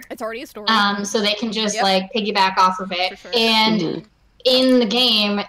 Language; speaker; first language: English; native; English